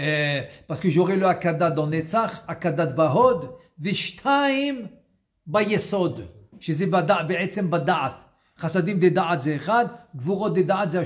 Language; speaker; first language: Hebrew; non-native, fluent; French